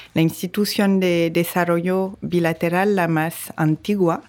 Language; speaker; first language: Spanish; non-native, fluent; French